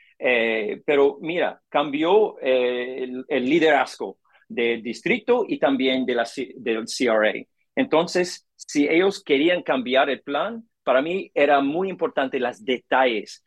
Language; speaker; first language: Spanish; non-native, learner; English